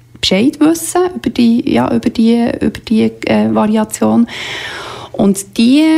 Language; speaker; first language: German; native; German